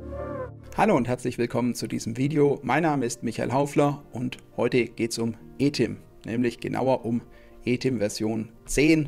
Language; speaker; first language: German; native; German